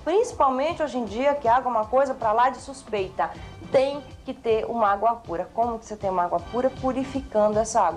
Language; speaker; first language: Portuguese; native; Portuguese